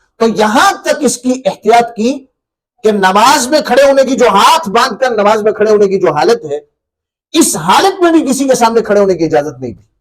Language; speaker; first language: Urdu; native; Urdu